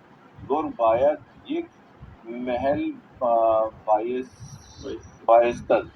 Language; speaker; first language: Persian; non-native, learner; Urdu